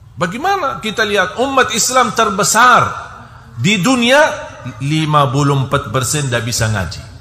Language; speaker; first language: Indonesian; non-native, fluent; Arabic